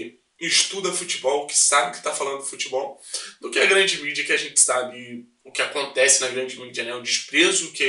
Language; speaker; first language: Portuguese; native; Portuguese